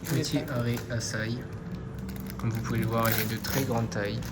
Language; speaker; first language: French; native; French